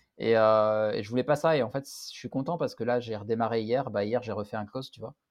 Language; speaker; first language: French; native; French